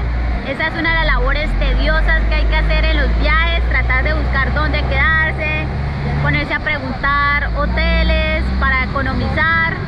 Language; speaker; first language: Spanish; native; Spanish